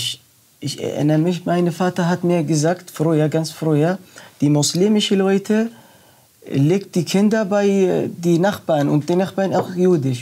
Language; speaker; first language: German; non-native, learner; Arabic